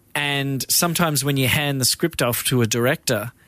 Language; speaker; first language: English; native; English